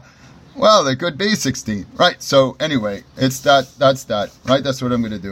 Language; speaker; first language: English; native; English